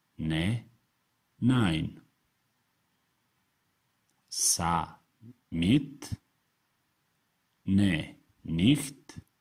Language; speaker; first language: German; non-native, fluent; Serbian